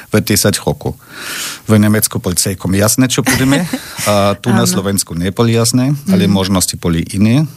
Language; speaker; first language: Slovak; non-native, fluent; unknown